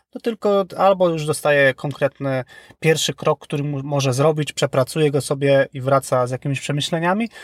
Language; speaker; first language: Polish; native; Polish